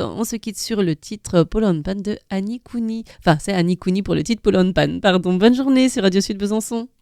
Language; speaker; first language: French; native; French